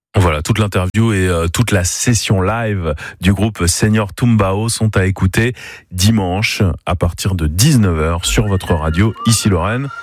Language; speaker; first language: French; native; French